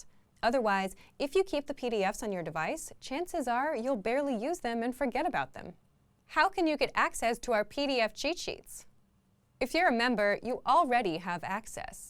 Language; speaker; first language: English; native; English